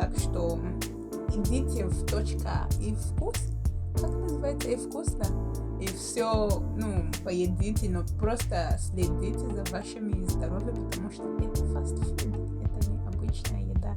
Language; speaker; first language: Russian; non-native, learner; English